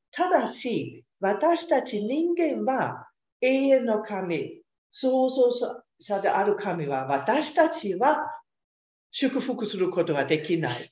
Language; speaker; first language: Japanese; non-native, fluent; German